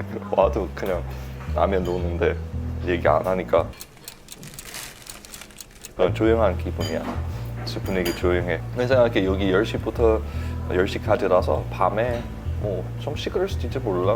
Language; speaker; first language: Korean; non-native, fluent; English